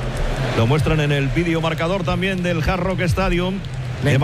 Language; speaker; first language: Spanish; native; Spanish